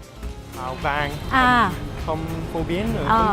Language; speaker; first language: Vietnamese; non-native, learner; English